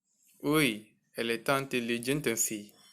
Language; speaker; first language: French; non-native, learner; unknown